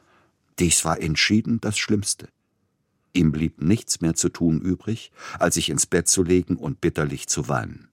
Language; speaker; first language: German; native; German